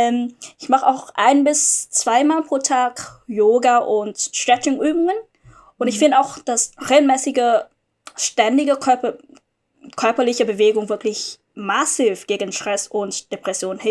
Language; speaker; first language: German; non-native, fluent; Vietnamese